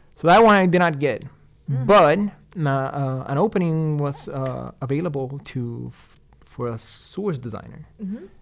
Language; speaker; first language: English; non-native, fluent; Spanish